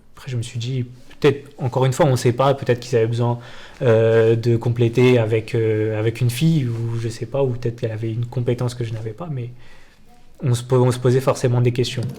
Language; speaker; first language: French; early bilingual, other home language; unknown